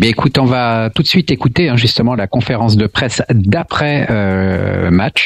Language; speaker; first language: French; native; French